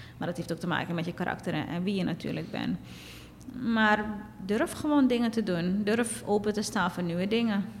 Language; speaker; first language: Dutch; native; Dutch